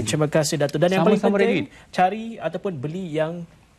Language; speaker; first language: Malay; native; Malay